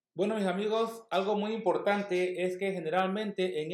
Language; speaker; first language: Spanish; native; Spanish